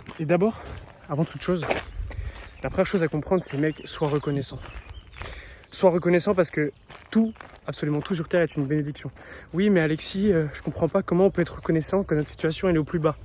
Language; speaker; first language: French; native; French